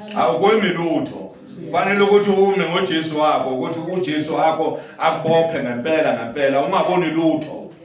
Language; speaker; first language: Zulu; non-native, local second language; Southern Sotho